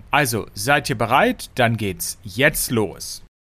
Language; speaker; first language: German; native; German